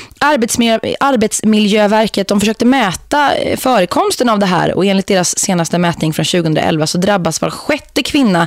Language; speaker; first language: Swedish; native; Swedish